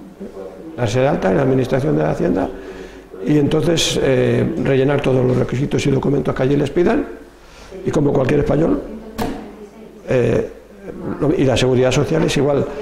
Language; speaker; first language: Spanish; native; Spanish